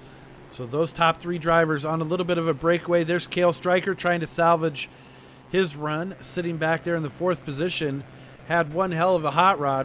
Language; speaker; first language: English; native; English